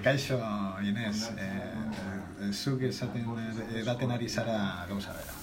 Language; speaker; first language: Basque; non-native, learner; Spanish